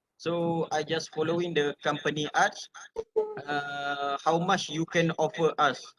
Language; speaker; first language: English; non-native, learner; Malay